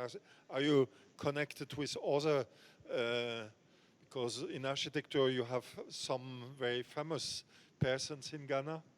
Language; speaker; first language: English; non-native, fluent; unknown